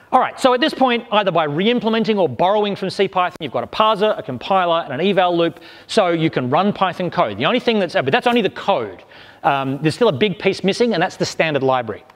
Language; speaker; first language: English; native; English